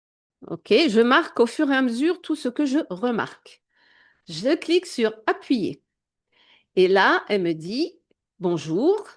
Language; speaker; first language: French; native; French